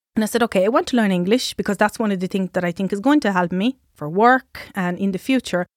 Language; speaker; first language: English; non-native, fluent; Italian